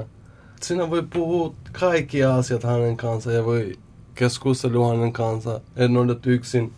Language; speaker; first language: Finnish; non-native, learner; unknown